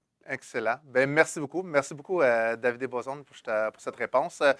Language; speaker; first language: French; native; French